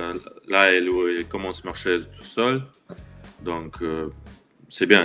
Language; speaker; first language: French; non-native, learner; Russian